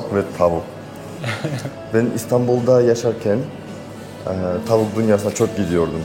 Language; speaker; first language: Turkish; non-native, learner; Kazakh